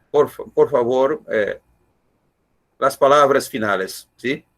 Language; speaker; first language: Spanish; non-native, learner; Portuguese